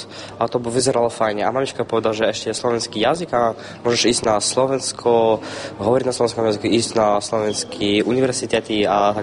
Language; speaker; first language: Slovak; non-native, learner; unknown